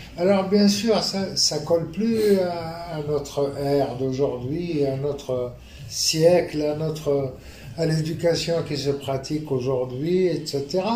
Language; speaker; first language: French; non-native, local second language; Arabic